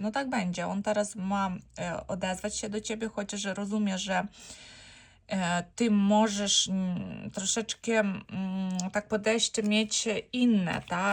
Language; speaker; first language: Polish; non-native, learner; Ukrainian